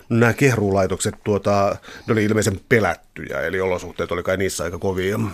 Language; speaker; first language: Finnish; native; Finnish